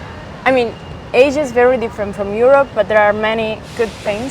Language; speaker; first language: English; non-native, fluent; Italian